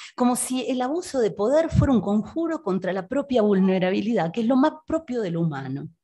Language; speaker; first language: Spanish; native; Spanish